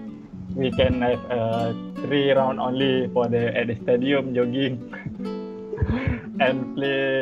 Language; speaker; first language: English; non-native, learner; Malay